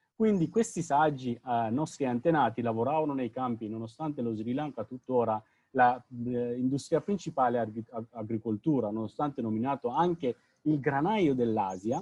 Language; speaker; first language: Italian; non-native, fluent; Sinhala